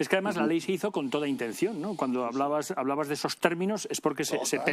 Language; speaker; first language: Spanish; native; Spanish